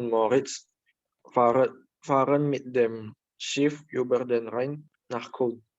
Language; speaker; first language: German; non-native, learner; Indonesian